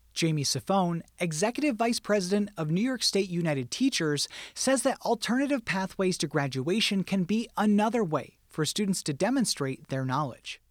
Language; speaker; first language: English; native; English